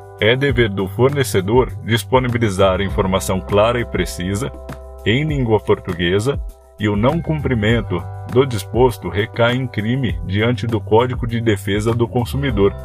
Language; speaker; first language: Portuguese; native; Portuguese